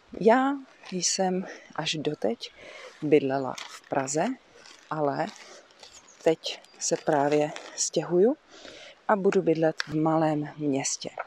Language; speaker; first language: Czech; native; Czech